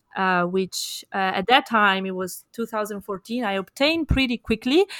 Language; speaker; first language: English; non-native, fluent; Italian